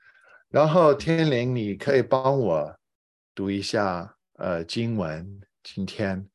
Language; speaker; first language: Chinese; non-native, fluent; English